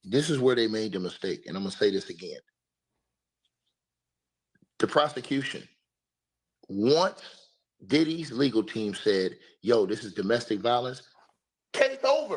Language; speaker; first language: English; native; English